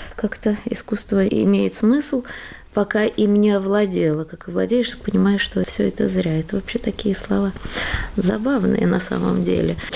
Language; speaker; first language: Russian; native; Russian